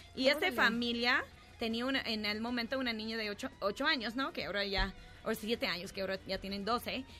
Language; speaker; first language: Spanish; non-native, fluent; English